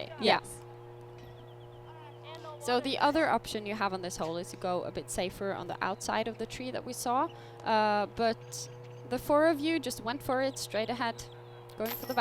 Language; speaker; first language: English; non-native, fluent; Norwegian